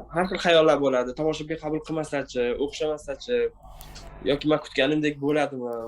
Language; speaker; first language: Uzbek; non-native, local second language; Tajik